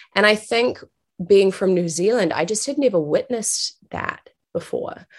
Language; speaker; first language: English; native; English